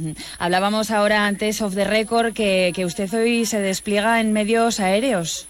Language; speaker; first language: Spanish; native; Spanish